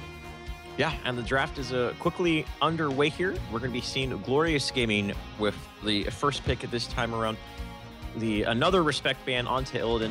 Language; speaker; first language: English; native; English